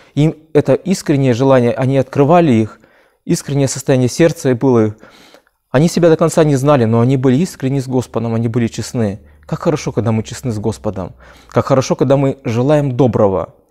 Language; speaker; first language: Russian; native; Russian